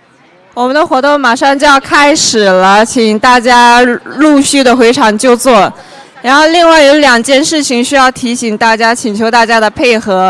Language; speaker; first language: Chinese; native; Chinese